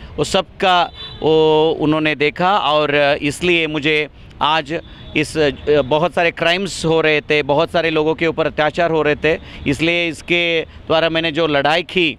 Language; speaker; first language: Hindi; non-native, local second language; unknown